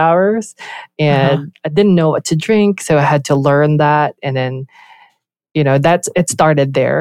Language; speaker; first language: English; non-native, local second language; Filipino